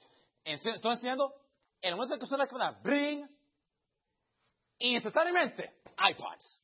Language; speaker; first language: Spanish; early bilingual, heritage; Spanish